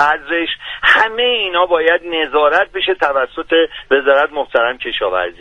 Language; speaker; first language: Persian; native; Persian